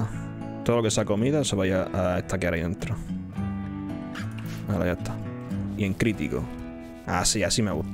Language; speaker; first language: Spanish; native; Spanish